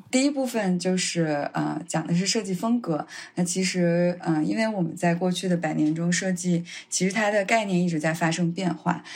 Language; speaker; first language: Chinese; native; Chinese